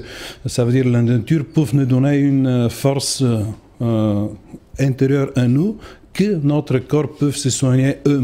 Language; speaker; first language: French; non-native, learner; Bulgarian